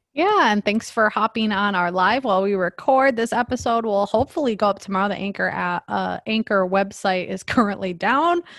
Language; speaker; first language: English; early bilingual, other home language; Spanish